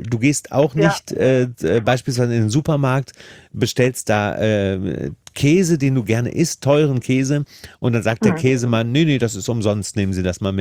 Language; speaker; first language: German; native; German